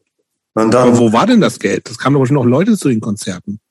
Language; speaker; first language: German; native; German